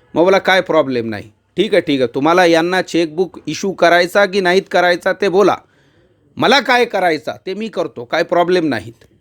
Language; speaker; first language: Marathi; non-native, local second language; Urdu